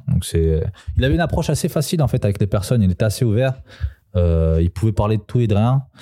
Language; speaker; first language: French; early bilingual, other home language; Serbian